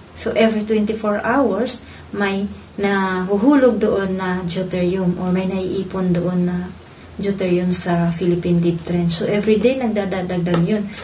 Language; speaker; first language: Filipino; non-native, local second language; Cebuano